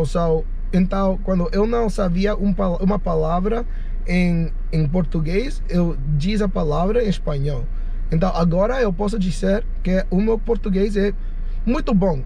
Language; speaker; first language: Portuguese; non-native, fluent; English